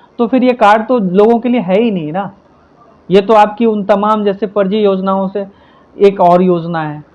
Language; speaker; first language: Hindi; native; Hindi